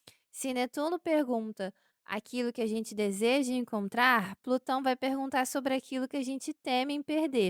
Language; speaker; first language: Portuguese; native; Portuguese